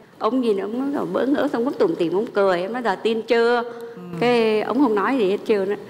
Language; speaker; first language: Vietnamese; early bilingual, heritage; Vietnamese